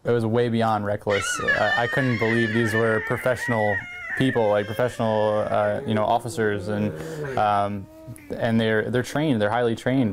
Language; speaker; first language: English; native; English